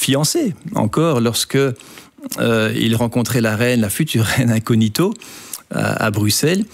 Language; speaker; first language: French; native; French